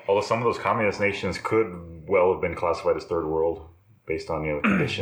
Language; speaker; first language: English; native; English